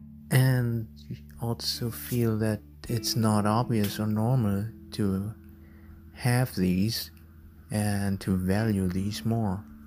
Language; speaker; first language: English; non-native, fluent; German